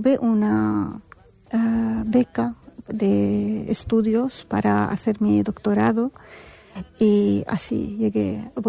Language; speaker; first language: Spanish; non-native, fluent; Arabic